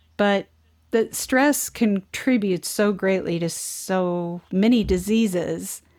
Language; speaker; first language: English; native; English